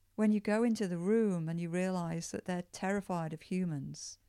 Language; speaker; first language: English; native; English